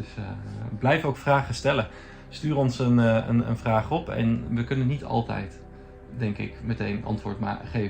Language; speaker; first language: Dutch; native; Dutch